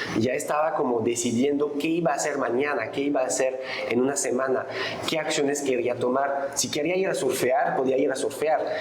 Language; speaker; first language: Spanish; non-native, fluent; French